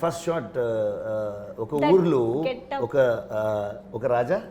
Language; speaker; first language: Telugu; non-native, learner; Kannada